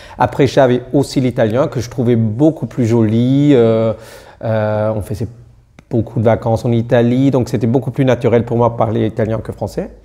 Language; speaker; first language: French; non-native, fluent; German